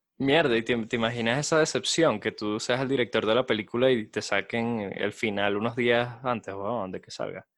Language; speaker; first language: Spanish; native; Spanish